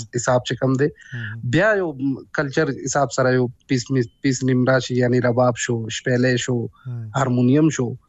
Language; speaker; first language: Pashto; non-native, local second language; Punjabi